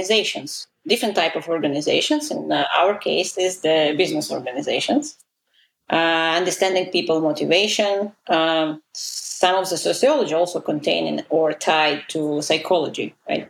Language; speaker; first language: English; non-native, fluent; Russian